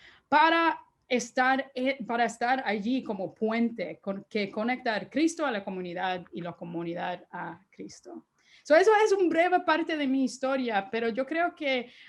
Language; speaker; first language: Spanish; early bilingual, heritage; Spanish